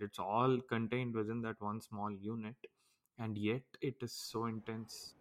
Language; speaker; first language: English; non-native, local second language; Tamil